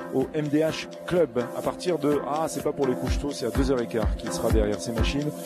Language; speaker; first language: French; native; French